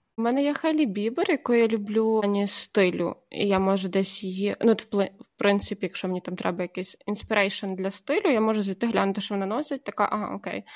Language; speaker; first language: Ukrainian; native; Ukrainian